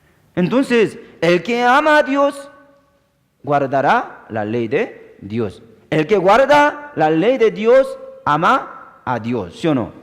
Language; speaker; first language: Spanish; non-native, fluent; Korean